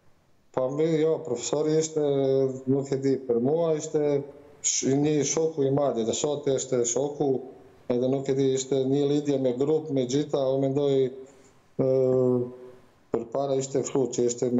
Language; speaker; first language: Albanian; non-native, learner; Croatian